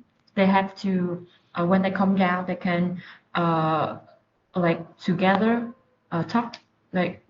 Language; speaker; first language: English; non-native, learner; Vietnamese